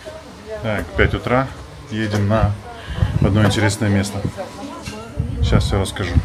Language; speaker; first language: Russian; non-native, local second language; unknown